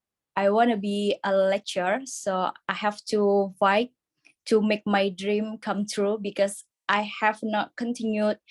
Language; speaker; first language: English; non-native, learner; Indonesian